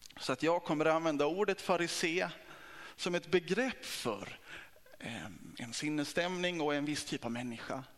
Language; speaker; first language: Swedish; native; Swedish